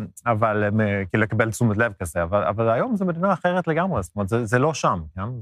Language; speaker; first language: Hebrew; non-native, fluent; Swedish